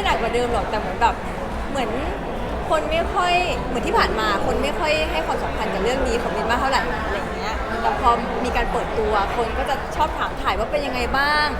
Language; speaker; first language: Thai; native; Thai